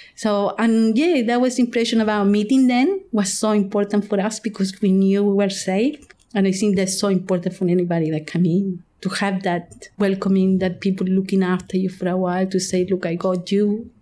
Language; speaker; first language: English; non-native, fluent; Spanish